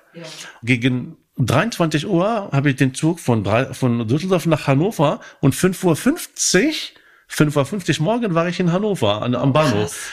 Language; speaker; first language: German; non-native, fluent; Arabic